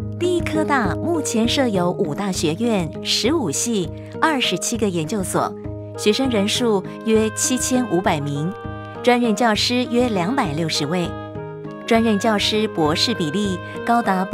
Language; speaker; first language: Chinese; native; Chinese